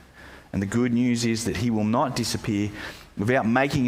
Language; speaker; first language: English; native; English